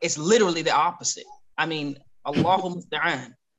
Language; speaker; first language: English; native; English